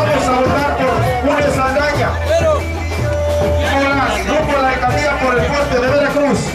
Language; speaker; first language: Spanish; native; Spanish